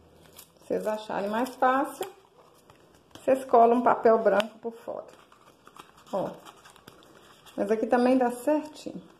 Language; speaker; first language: Portuguese; native; Portuguese